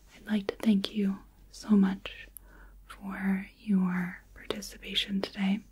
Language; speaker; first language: English; native; English